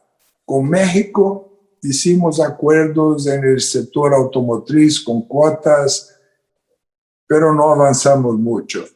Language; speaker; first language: Spanish; non-native, fluent; Portuguese